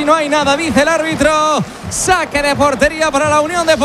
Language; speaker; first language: Spanish; native; Spanish